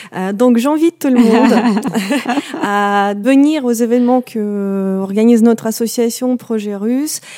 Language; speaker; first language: French; non-native, fluent; Russian